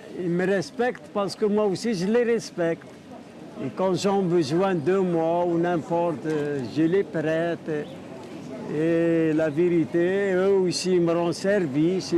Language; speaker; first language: French; non-native, local second language; Arabic